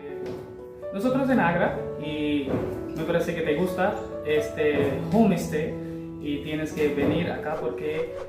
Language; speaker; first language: Spanish; non-native, learner; Hindi